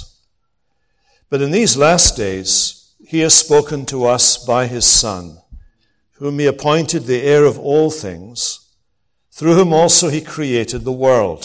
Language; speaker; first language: English; native; English